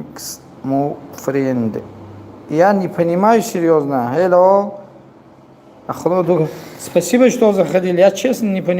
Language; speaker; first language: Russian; non-native, local second language; Tajik